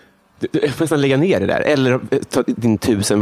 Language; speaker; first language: Swedish; native; Swedish